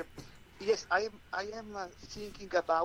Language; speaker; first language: English; non-native, learner; Italian